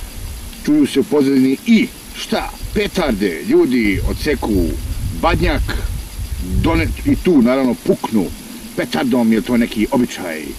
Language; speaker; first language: Serbian; native; Serbian